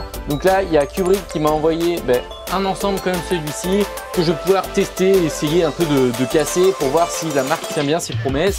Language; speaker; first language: French; native; French